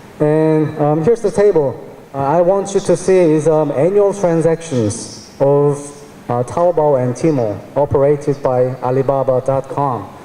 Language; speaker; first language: English; non-native, fluent; Korean